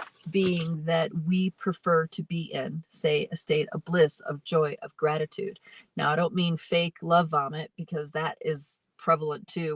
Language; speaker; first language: English; native; English